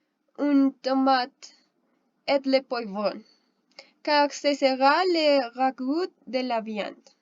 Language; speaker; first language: French; non-native, learner; Spanish